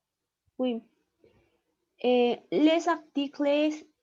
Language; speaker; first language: French; non-native, learner; Spanish